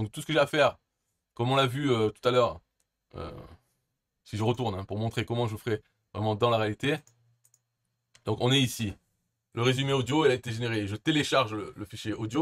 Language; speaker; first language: French; native; French